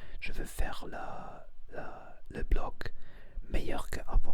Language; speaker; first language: French; non-native, learner; Spanish